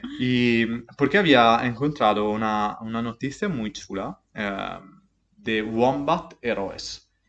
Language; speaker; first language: Spanish; non-native, fluent; Italian